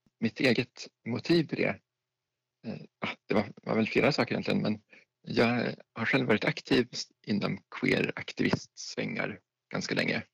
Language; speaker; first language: Swedish; native; Swedish